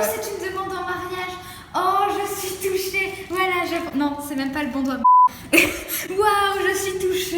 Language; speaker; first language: French; native; French